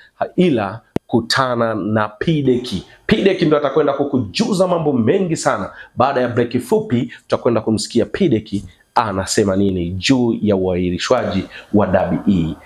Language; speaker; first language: Swahili; native; Swahili